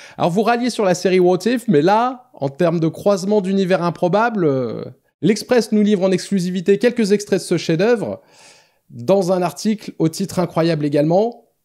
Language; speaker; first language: French; native; French